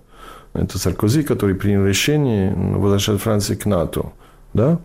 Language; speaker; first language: Russian; non-native, fluent; English